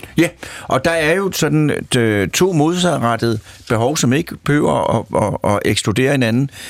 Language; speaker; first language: Danish; native; Danish